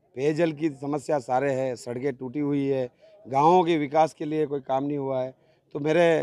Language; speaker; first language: Hindi; native; Hindi